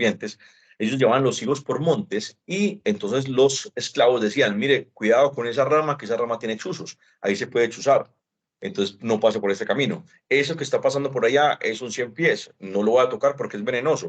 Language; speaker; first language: Spanish; native; Spanish